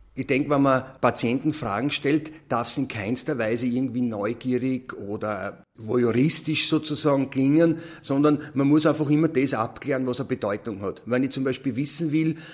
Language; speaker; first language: German; native; German